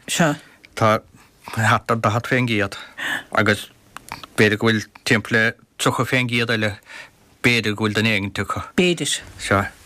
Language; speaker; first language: Irish; native; Irish